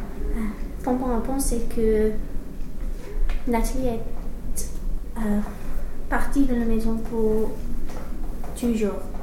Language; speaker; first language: French; non-native, learner; English